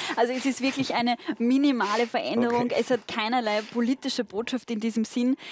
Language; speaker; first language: German; native; German